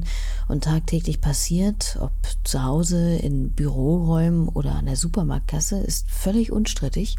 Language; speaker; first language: German; native; German